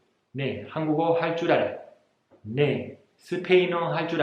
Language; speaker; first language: Korean; non-native, fluent; Spanish